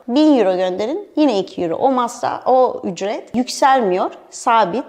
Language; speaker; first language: Turkish; native; Turkish